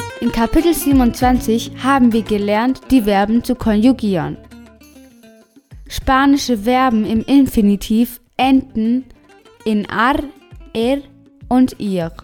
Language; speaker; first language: German; non-native, fluent; Spanish